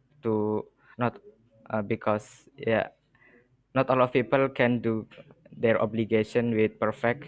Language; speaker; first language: English; non-native, learner; Indonesian